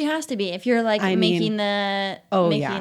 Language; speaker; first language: English; native; English